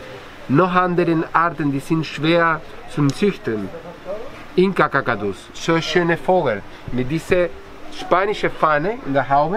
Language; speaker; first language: German; non-native, fluent; Spanish